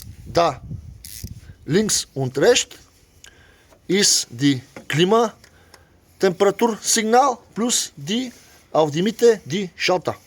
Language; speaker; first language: German; non-native, learner; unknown